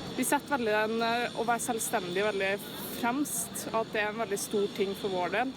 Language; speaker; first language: Norwegian; native; Norwegian